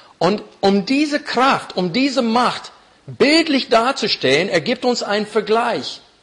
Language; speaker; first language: German; non-native, fluent; English